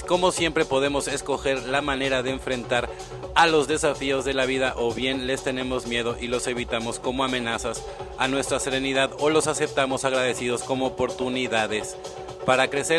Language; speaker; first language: Spanish; native; Spanish